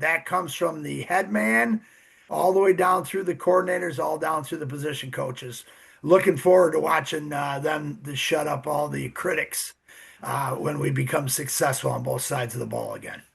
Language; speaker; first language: English; native; English